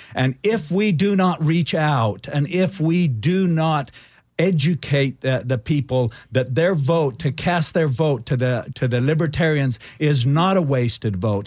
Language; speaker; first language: English; early bilingual, other home language; Spanish